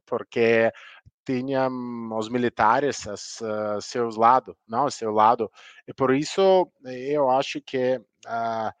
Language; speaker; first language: Portuguese; non-native, learner; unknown